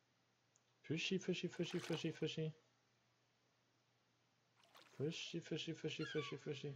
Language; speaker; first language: German; native; German